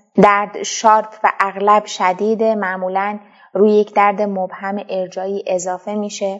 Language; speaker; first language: Persian; native; Persian